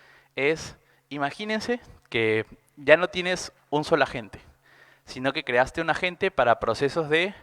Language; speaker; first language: Spanish; native; Spanish